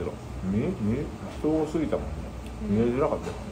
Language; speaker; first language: Japanese; native; Japanese